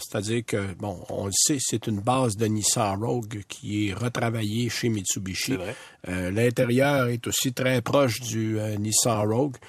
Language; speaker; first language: French; native; French